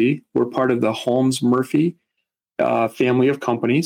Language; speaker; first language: English; native; English